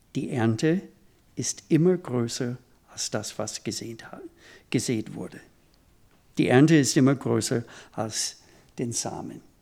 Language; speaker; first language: German; non-native, fluent; English